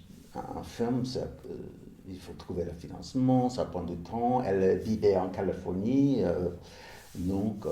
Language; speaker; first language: French; non-native, fluent; English